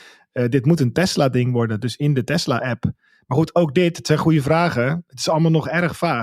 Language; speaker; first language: Dutch; native; Dutch